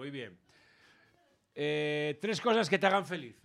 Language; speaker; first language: Spanish; native; Spanish